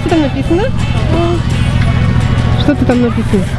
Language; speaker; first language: Russian; native; Russian